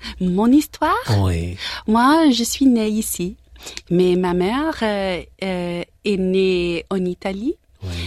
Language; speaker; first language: French; non-native, learner; English